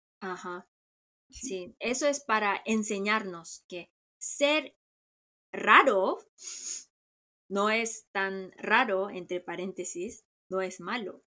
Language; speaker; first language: Spanish; non-native, fluent; Korean